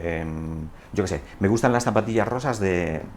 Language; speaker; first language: Spanish; native; Spanish